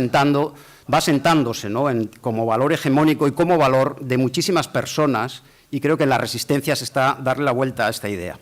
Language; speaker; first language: Spanish; native; Spanish